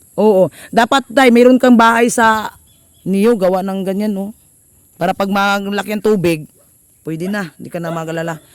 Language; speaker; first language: Filipino; non-native, local second language; Cebuano